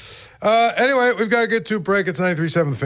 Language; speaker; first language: English; native; English